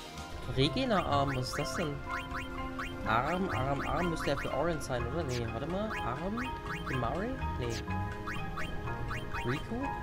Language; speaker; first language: German; native; German